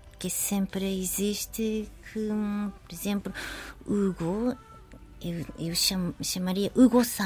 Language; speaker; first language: Portuguese; non-native, learner; Japanese